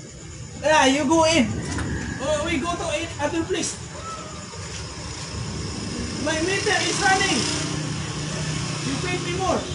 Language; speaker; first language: English; non-native, learner; Cebuano